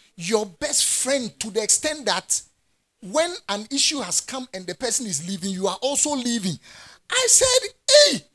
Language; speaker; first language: English; non-native, local second language; Akan